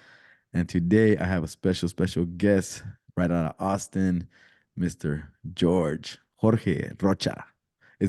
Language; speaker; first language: English; early bilingual, other home language; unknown